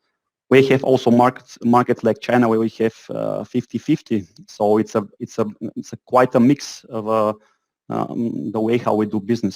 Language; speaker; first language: English; non-native, fluent; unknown